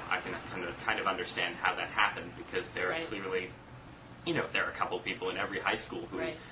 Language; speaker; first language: English; native; English